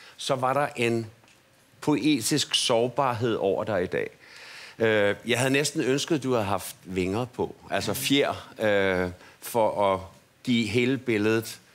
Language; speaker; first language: Danish; native; Danish